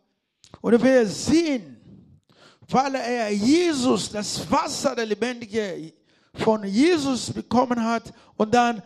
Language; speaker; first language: German; non-native, learner; Lingala